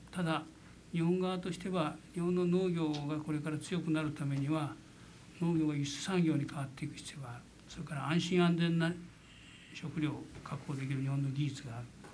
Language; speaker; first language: Japanese; native; Japanese